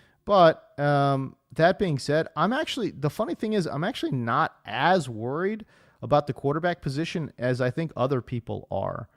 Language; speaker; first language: English; native; English